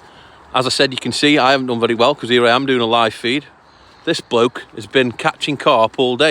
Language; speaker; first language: English; native; English